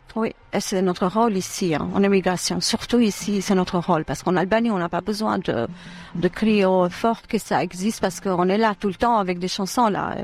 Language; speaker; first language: French; non-native, fluent; Albanian